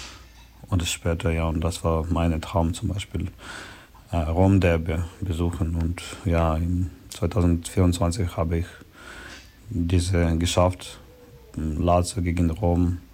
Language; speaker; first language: German; non-native, learner; Ukrainian